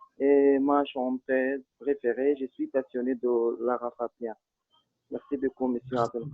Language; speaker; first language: French; non-native, learner; Arabic